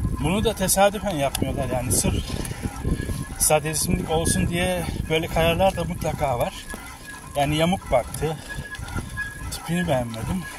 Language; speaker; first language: Turkish; early bilingual, heritage; Turkish